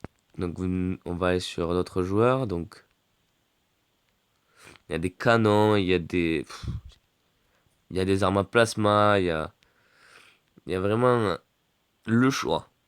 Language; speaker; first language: French; native; French